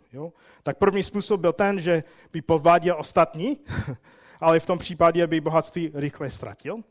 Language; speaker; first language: Czech; non-native, fluent; English